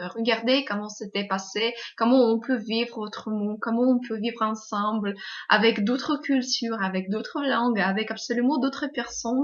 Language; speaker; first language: French; non-native, fluent; Russian